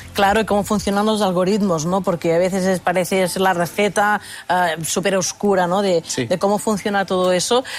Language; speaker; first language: Spanish; non-native, local second language; Catalan